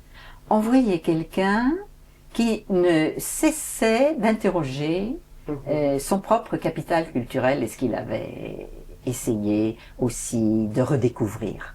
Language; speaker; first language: French; native; French